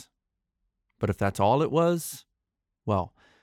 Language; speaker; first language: English; native; English